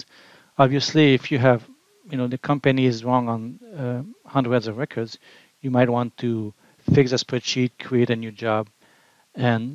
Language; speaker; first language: English; non-native, fluent; French